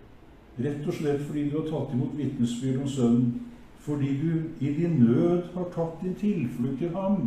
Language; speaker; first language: Norwegian; native; Norwegian